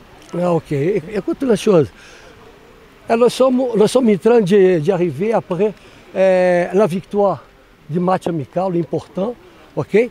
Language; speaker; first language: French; non-native, learner; Portuguese